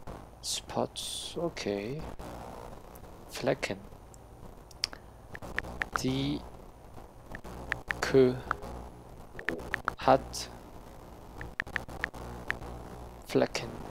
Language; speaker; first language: German; non-native, learner; Spanish